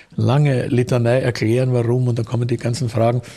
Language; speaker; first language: German; native; German